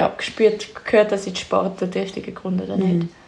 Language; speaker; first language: German; native; German